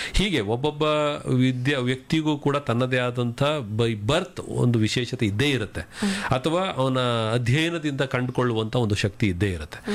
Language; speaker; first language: Kannada; native; Kannada